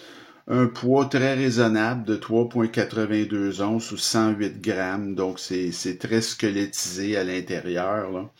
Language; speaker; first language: French; native; French